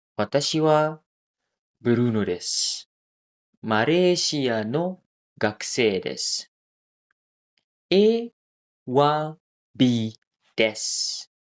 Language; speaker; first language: Japanese; non-native, learner; Malay